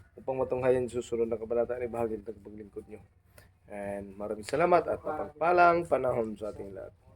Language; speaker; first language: Filipino; non-native, local second language; Cebuano